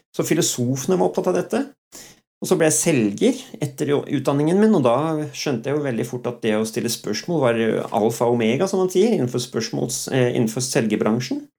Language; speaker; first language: Norwegian; early bilingual, other home language; Dutch